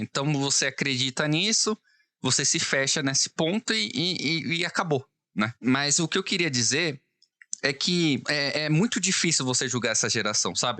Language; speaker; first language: Portuguese; native; Portuguese